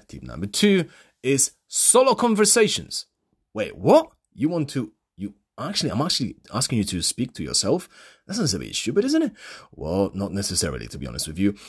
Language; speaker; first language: English; non-native, fluent; Polish